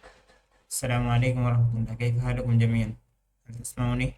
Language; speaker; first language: Arabic; non-native, learner; Bangla